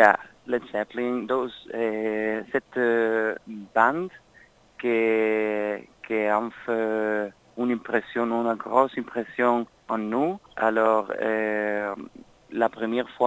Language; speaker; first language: French; non-native, learner; Spanish